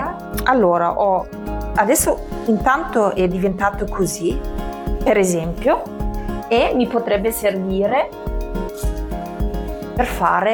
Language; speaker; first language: Italian; non-native, fluent; German